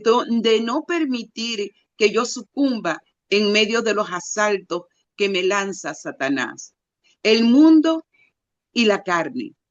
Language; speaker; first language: Spanish; native; Spanish